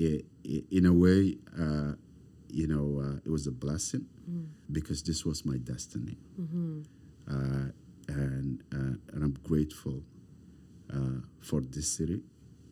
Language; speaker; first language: English; non-native, fluent; Somali